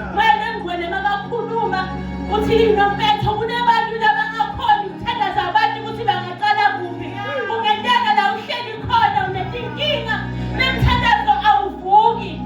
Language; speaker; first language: Zulu; non-native, local second language; Swati